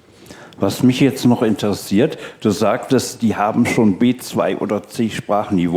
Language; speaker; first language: German; native; German